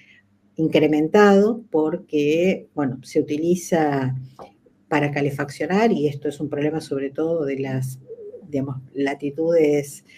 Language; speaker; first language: Spanish; native; Spanish